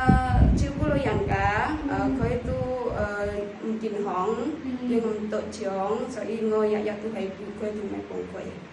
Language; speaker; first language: Cantonese; non-native, learner; Indonesian